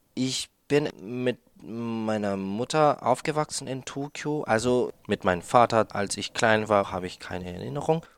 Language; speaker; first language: German; non-native, fluent; Japanese